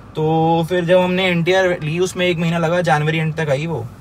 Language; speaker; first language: Hindi; native; Hindi